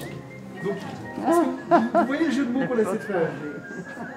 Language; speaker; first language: French; native; French